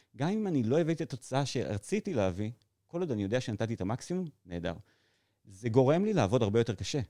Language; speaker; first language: Hebrew; native; Hebrew